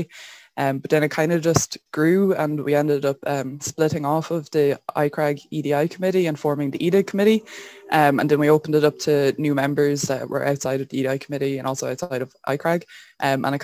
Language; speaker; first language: English; native; English